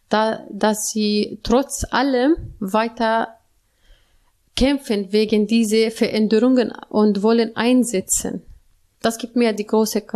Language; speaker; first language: German; non-native, learner; Arabic